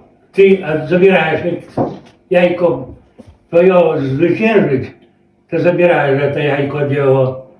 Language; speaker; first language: Polish; non-native, local second language; Belarusian